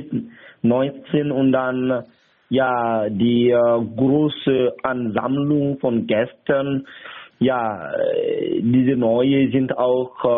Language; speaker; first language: German; non-native, learner; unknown